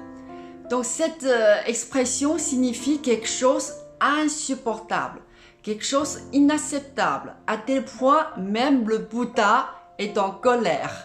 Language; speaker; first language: French; non-native, fluent; Cantonese